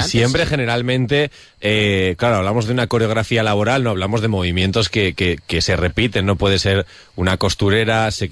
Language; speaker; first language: Spanish; native; Spanish